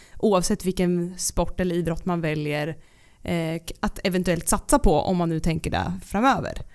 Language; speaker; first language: Swedish; native; Swedish